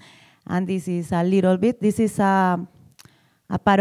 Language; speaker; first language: English; non-native, learner; Spanish